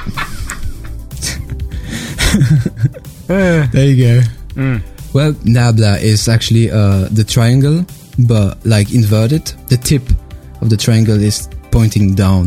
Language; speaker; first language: English; non-native, fluent; French